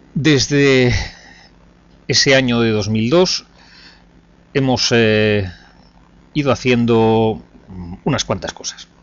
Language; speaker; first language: Spanish; native; Spanish